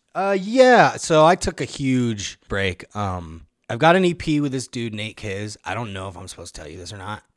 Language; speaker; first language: English; native; English